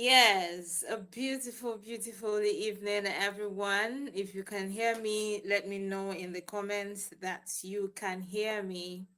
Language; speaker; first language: English; non-native, local second language; Igbo